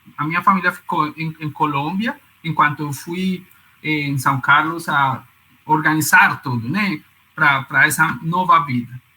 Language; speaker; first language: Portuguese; non-native, fluent; Spanish